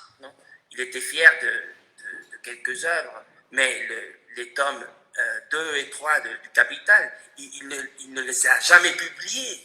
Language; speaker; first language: French; non-native, fluent; Spanish